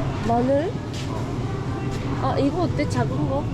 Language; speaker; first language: Korean; non-native, fluent; Japanese